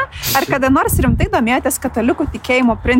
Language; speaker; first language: Lithuanian; native; Lithuanian